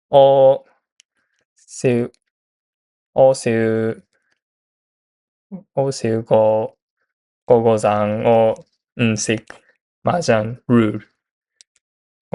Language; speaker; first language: Cantonese; non-native, learner; Japanese